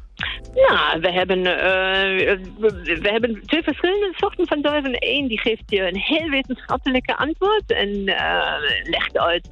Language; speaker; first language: Dutch; non-native, fluent; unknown